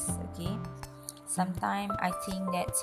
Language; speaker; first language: English; non-native, learner; Malay